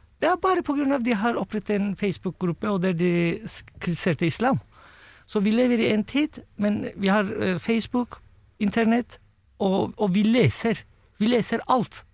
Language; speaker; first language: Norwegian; non-native, fluent; Turkish